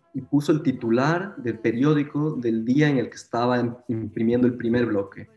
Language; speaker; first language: Spanish; native; Spanish